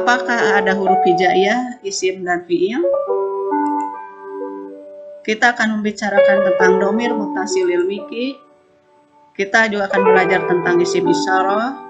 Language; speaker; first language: Indonesian; native; Indonesian